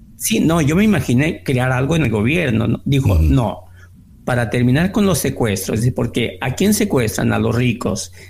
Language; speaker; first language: Spanish; native; Spanish